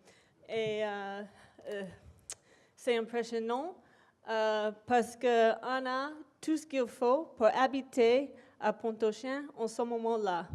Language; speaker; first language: French; non-native, local second language; English